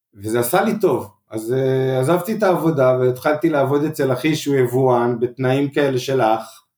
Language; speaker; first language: Hebrew; native; Hebrew